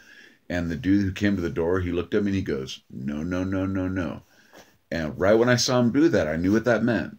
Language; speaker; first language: English; native; English